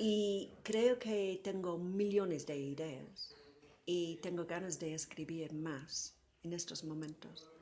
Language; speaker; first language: Spanish; non-native, fluent; English